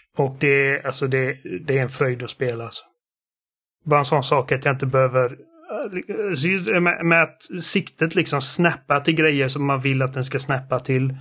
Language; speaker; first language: Swedish; early bilingual, other home language; German